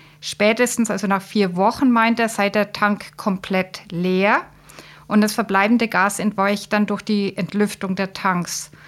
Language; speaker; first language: German; native; German